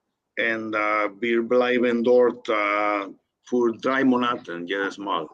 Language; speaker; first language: German; non-native, learner; Spanish